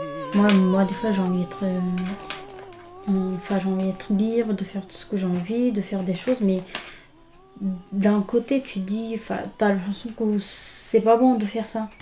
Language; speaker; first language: French; early bilingual, other home language; Kurdish